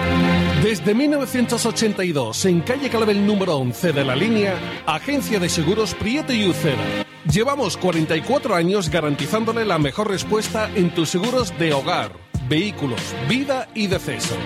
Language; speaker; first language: Spanish; native; Spanish